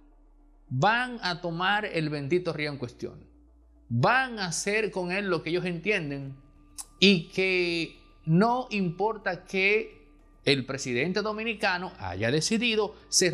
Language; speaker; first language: Spanish; native; Spanish